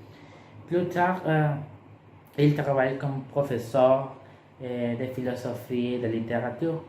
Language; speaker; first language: French; non-native, learner; Spanish